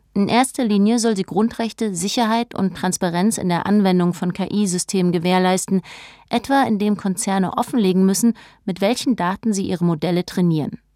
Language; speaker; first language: German; native; German